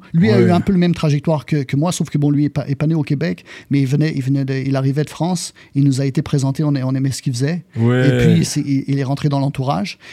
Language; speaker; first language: French; native; French